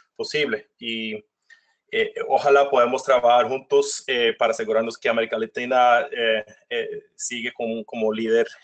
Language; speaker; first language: Spanish; non-native, fluent; Norwegian